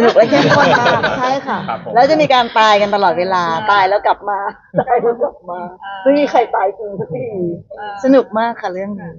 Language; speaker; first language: Thai; native; Thai